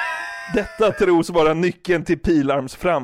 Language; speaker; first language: Swedish; native; Swedish